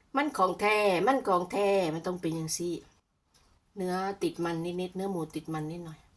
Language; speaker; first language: Thai; native; Thai